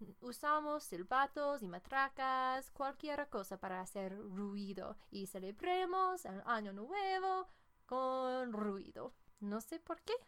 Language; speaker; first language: Spanish; non-native, fluent; English